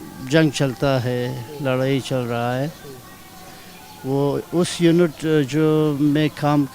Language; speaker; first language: Hindi; non-native, learner; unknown